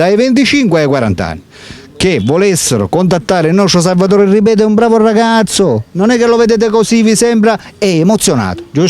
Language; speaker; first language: Italian; native; Italian